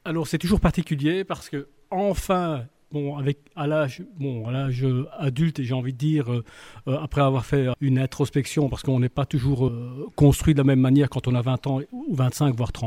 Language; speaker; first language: French; early bilingual, other home language; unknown